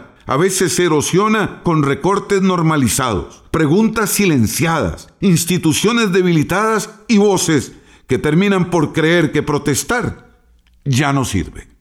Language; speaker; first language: Spanish; native; Spanish